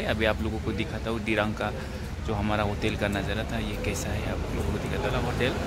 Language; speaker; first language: Hindi; non-native, local second language; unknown